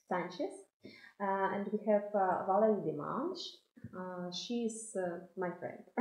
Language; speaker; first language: English; non-native, fluent; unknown